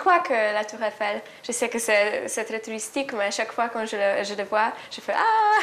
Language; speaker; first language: French; non-native, fluent; Polish